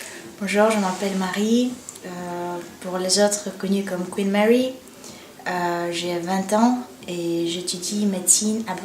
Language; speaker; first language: French; non-native, learner; Bulgarian